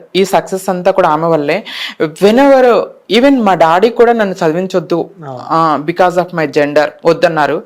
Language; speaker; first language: Telugu; native; Telugu